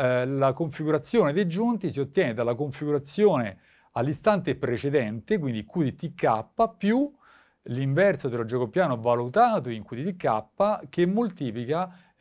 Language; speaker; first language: Italian; native; Italian